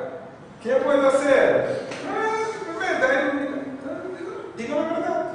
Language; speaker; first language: Spanish; non-native, fluent; Portuguese